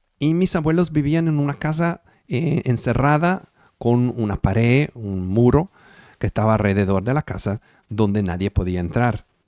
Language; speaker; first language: Spanish; non-native, fluent; Italian